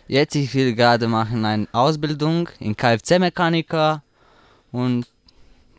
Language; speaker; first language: German; non-native, learner; Romanian